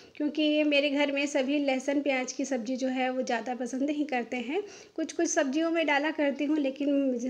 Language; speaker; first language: Hindi; non-native, local second language; Bangla